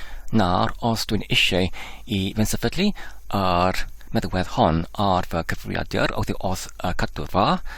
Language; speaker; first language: Welsh; non-native, fluent; English